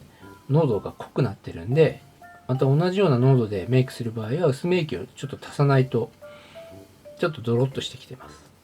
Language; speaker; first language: Japanese; native; Japanese